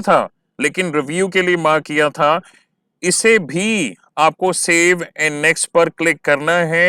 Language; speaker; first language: Hindi; native; Hindi